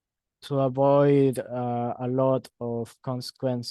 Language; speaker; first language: English; non-native, learner; Spanish